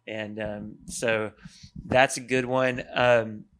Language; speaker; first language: English; native; English